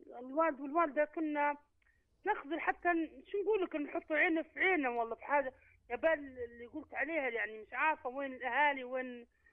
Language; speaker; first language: Arabic; native; Arabic